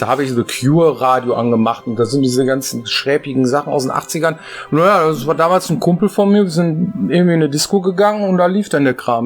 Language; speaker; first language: German; native; German